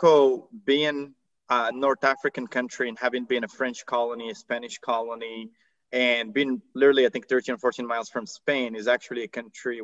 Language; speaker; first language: English; non-native, fluent; Arabic